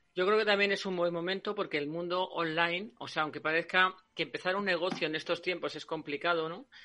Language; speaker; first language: Spanish; native; Spanish